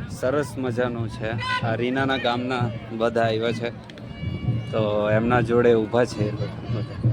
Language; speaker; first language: Gujarati; non-native, local second language; Vasavi